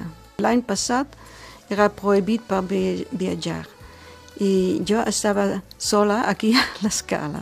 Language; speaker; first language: Catalan; non-native, learner; Dutch